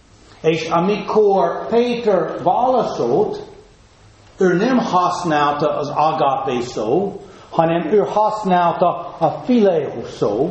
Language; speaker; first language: Hungarian; non-native, fluent; English